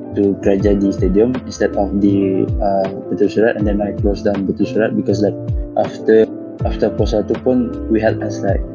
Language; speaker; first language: English; non-native, local second language; Malay